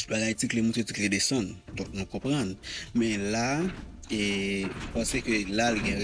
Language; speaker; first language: Haitian Creole; native; Haitian Creole